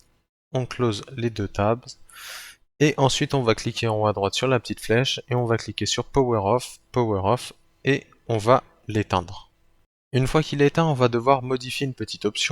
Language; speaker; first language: French; native; French